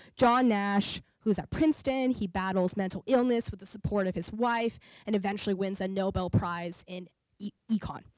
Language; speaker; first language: English; native; English